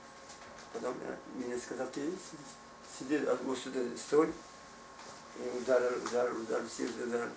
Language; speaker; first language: Russian; non-native, learner; Tajik